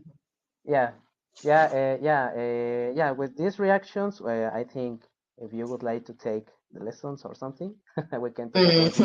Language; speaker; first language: English; non-native, fluent; Spanish